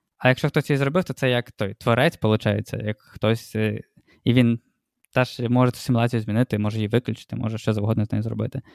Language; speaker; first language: Ukrainian; non-native, local second language; Russian